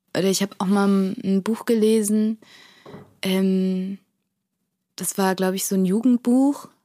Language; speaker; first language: German; early bilingual, other home language; Portuguese